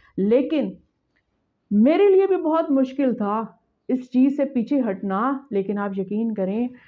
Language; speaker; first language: Urdu; native; Urdu